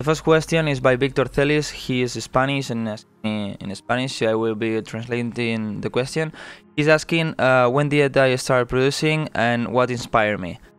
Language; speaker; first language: English; non-native, fluent; Spanish